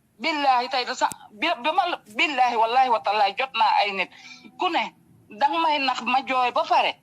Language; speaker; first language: Wolof; native; Wolof